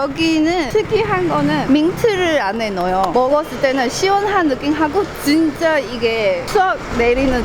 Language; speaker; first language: Korean; non-native, fluent; Chinese